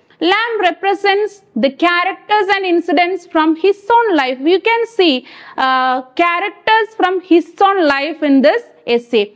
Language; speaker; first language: English; non-native, local second language; Malayalam